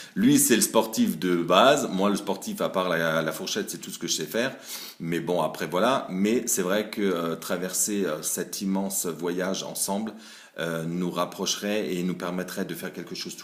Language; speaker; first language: French; native; French